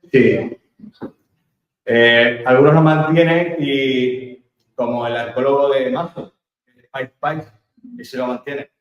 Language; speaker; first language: Spanish; native; Spanish